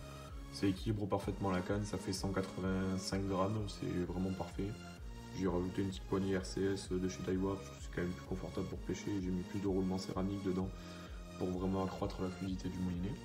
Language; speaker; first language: French; native; French